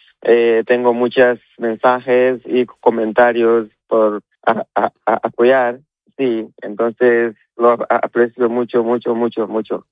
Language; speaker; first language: Spanish; non-native, learner; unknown